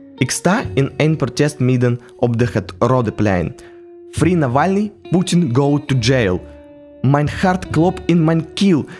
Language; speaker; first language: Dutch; non-native, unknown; Russian